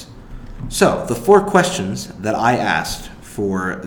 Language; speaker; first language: English; native; English